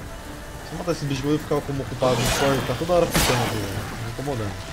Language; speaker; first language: Portuguese; native; Portuguese